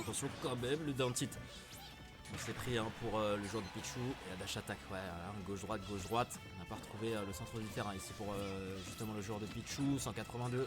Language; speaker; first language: French; native; French